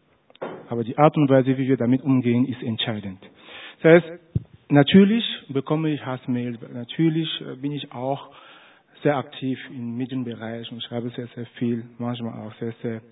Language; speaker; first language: German; non-native, fluent; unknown